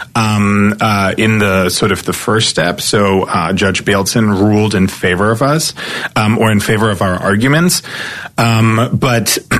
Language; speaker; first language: English; non-native, fluent; German